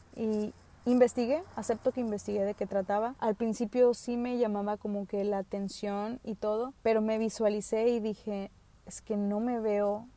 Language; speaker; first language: Spanish; early bilingual, other home language; English